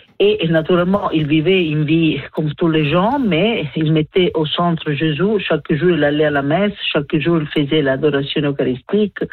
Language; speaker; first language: French; non-native, learner; Italian